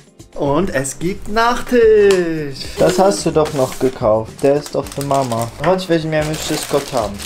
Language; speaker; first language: German; native; German